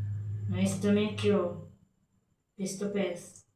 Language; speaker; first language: English; non-native, local second language; Filipino